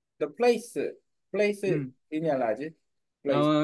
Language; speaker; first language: English; non-native, learner; Korean